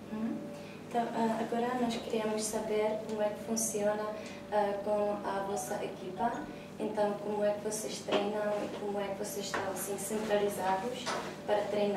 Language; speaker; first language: Portuguese; non-native, fluent; Czech